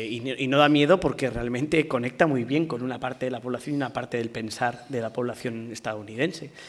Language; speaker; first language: Spanish; native; Spanish